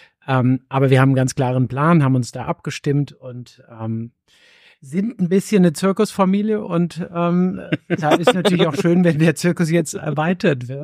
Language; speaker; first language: German; native; German